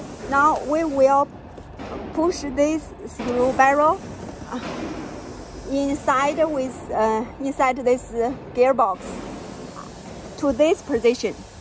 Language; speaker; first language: English; non-native, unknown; Chinese